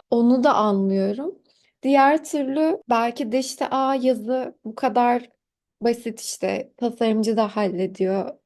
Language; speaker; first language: Turkish; native; Turkish